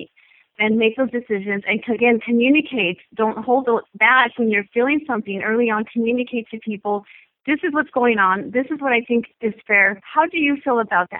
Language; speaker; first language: English; native; English